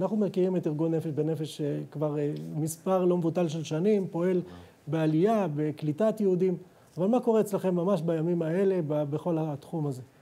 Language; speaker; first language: Hebrew; native; Hebrew